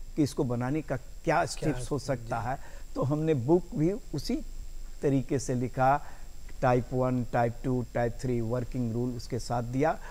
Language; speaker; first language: Hindi; native; Hindi